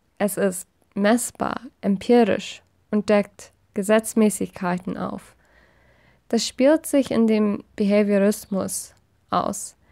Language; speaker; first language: German; non-native, fluent; English